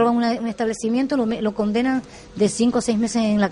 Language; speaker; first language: Spanish; native; Spanish